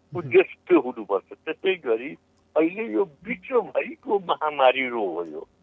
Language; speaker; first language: Nepali; native; Nepali